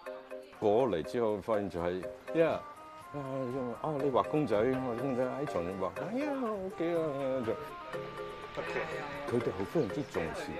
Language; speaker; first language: Chinese; native; Chinese